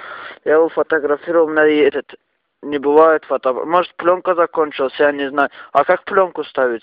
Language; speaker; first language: Russian; non-native, local second language; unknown